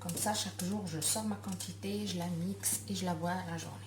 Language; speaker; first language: French; non-native, local second language; Arabic